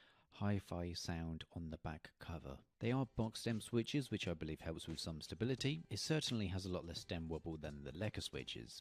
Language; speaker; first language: English; native; English